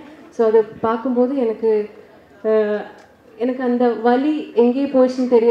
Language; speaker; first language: Tamil; non-native, learner; Malayalam